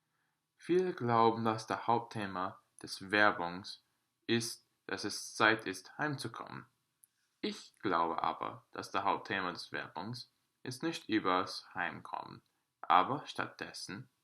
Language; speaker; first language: German; non-native, learner; English